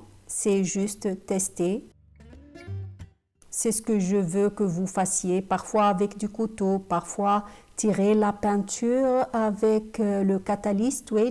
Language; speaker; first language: French; non-native, fluent; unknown